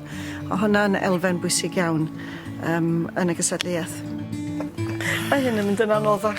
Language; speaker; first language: Welsh; native; Welsh